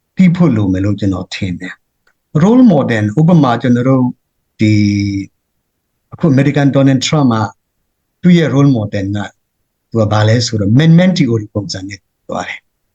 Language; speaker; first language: Burmese; non-native, local second language; Hakha Chin